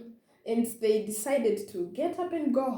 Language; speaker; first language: English; non-native, fluent; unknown